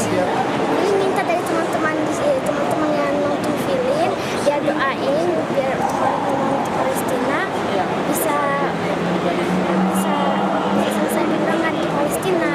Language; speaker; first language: Indonesian; early bilingual, heritage; Indonesian